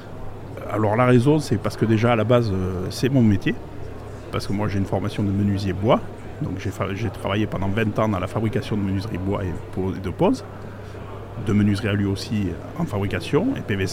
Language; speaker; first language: French; native; French